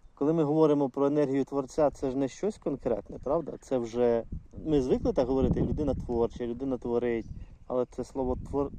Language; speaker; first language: Ukrainian; non-native, local second language; Russian